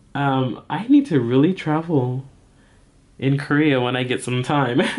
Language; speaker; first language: English; native; English